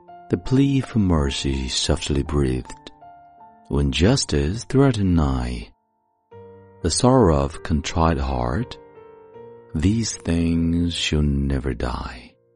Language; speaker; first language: English; non-native, fluent; Chinese